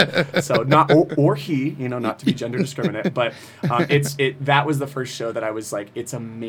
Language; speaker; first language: English; native; English